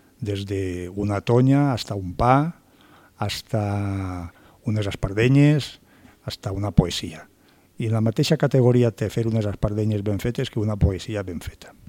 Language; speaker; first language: Catalan; native; Catalan